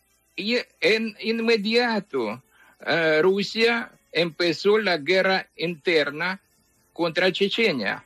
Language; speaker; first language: Spanish; non-native, fluent; Ukrainian